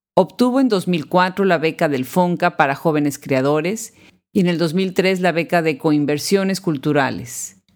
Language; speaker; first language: Spanish; native; Spanish